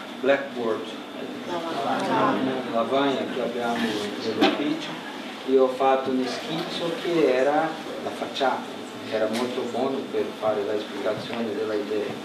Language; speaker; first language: Italian; non-native, learner; Portuguese